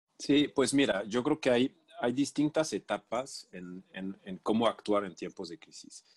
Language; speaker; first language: Spanish; non-native, fluent; French